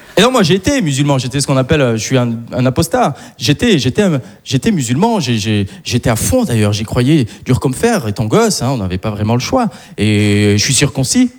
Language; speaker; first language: French; native; French